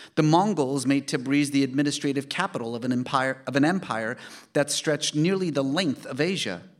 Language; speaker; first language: English; early bilingual, other home language; Persian